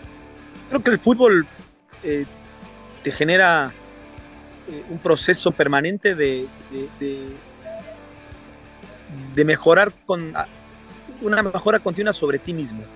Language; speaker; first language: Spanish; native; Spanish